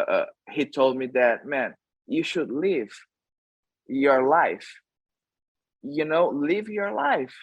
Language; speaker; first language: English; non-native, fluent; Portuguese